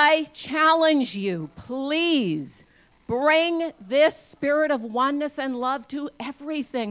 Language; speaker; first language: English; native; English